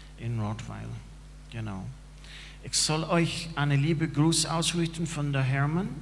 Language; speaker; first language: German; non-native, fluent; English